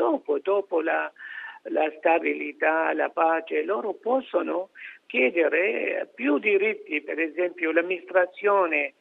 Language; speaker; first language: Italian; non-native, fluent; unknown